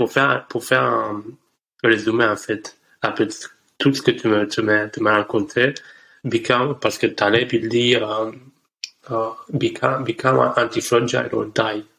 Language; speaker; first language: French; non-native, learner; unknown